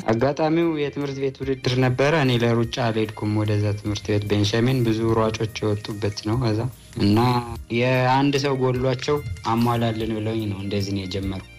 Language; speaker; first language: Amharic; early bilingual, heritage; Amharic